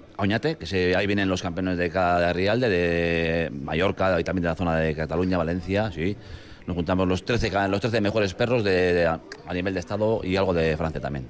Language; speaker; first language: Spanish; native; Spanish